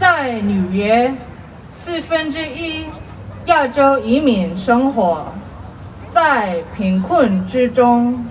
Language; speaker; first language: Chinese; non-native, fluent; Korean